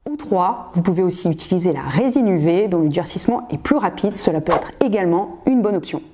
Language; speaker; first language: French; native; French